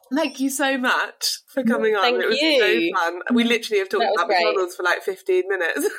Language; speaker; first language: English; native; English